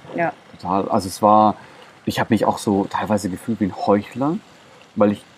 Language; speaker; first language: German; non-native, local second language; Greek